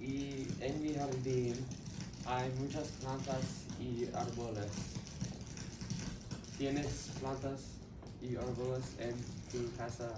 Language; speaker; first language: Spanish; non-native, learner; English